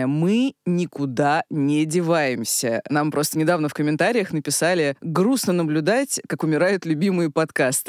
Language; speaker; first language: Russian; native; Russian